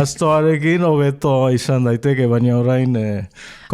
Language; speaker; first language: Basque; non-native, learner; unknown